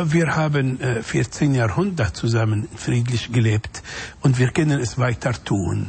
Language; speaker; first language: German; non-native, fluent; Arabic